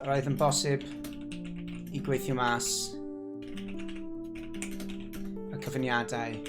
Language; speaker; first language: Welsh; non-native, learner; English